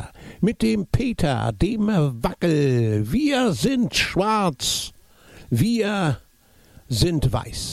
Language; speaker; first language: German; native; German